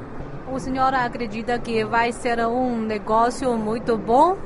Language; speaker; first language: Portuguese; non-native, fluent; Chinese